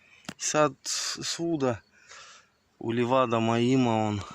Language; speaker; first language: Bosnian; non-native, learner; Russian